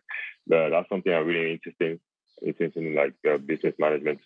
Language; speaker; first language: English; non-native, local second language; French